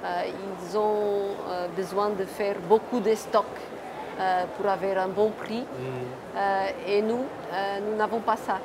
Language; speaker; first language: French; non-native, fluent; Portuguese